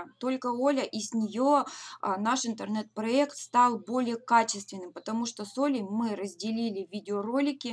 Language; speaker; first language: Russian; native; Russian